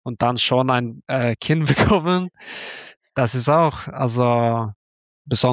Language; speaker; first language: German; non-native, learner; Norwegian